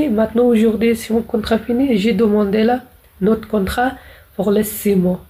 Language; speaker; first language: French; non-native, learner; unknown